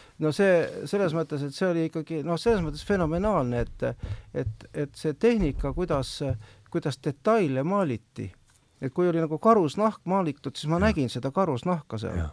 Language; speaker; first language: Estonian; native; Estonian